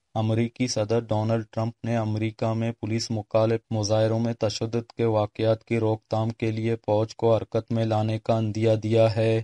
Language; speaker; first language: Urdu; non-native, local second language; Baluchi